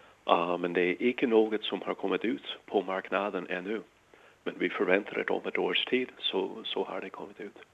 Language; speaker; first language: Danish; non-native, fluent; English